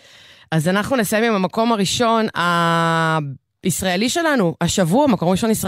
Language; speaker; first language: Hebrew; native; Hebrew